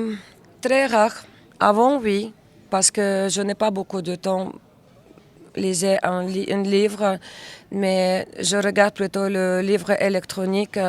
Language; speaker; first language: French; non-native, learner; Russian